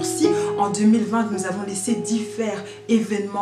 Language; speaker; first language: French; native; French